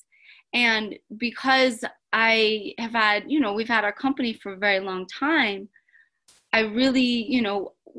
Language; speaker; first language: English; native; English